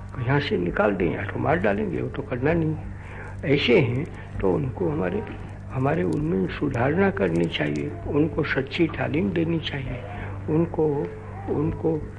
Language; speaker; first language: Hindi; non-native, local second language; Gujarati